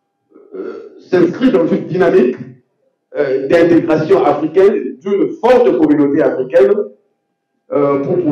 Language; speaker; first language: French; non-native, local second language; Lingala